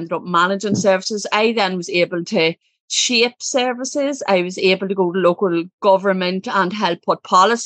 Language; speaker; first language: English; native; English